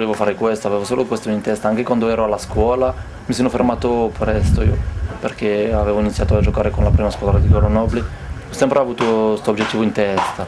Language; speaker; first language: Italian; non-native, fluent; French